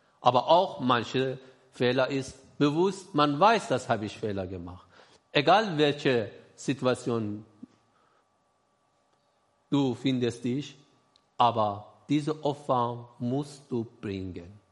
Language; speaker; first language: German; non-native, learner; Persian